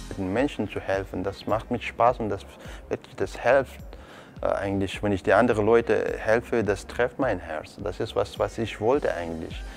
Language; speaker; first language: German; non-native, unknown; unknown